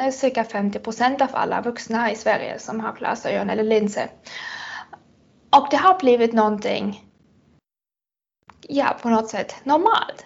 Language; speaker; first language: Swedish; non-native, fluent; German